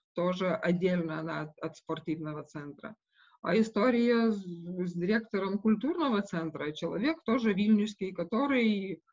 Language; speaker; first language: Russian; non-native, local second language; Lithuanian